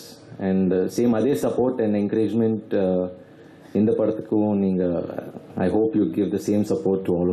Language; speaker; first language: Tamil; non-native, learner; Telugu